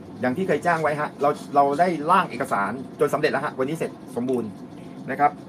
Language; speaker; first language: Thai; native; Thai